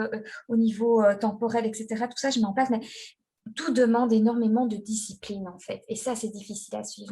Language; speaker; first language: French; native; French